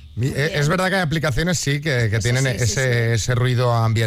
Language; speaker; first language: Spanish; native; Spanish